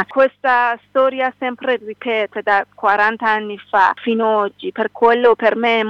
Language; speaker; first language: Italian; non-native, learner; Persian